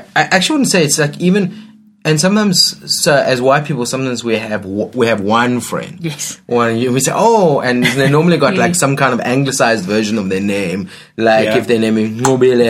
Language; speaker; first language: English; native; English